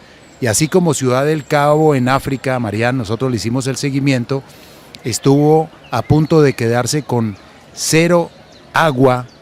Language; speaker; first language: Spanish; native; Spanish